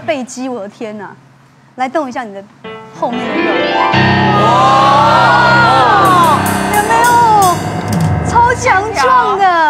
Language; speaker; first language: Chinese; native; Chinese